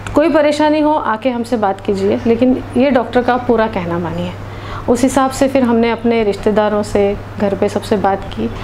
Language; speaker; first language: Hindi; non-native, local second language; Marathi